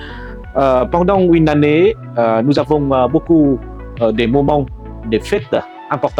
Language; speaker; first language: French; non-native, fluent; Vietnamese